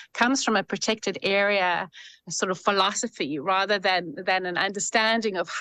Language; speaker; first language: English; native; English